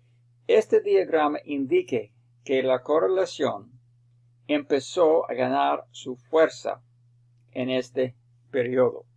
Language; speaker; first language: Spanish; non-native, fluent; English